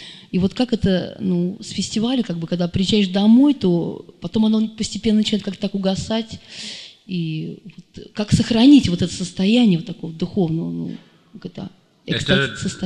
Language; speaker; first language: Russian; native; Russian